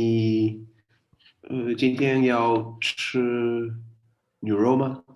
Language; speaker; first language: Chinese; non-native, learner; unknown